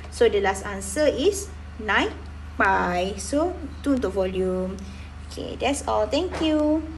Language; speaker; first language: English; non-native, local second language; Malay